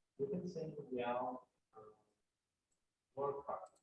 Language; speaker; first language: English; non-native, learner; Spanish